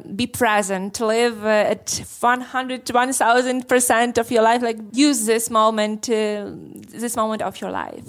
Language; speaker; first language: English; non-native, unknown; Ukrainian